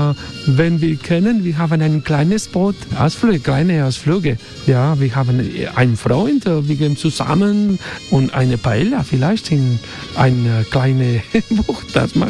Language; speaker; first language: German; non-native, learner; Spanish